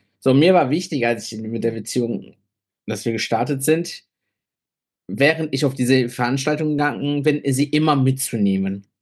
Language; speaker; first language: German; early bilingual, other home language; Italian